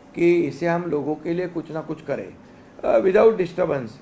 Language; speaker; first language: Hindi; non-native, local second language; Marathi